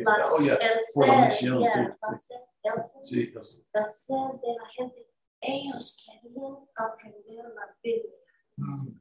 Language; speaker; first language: Spanish; non-native, learner; English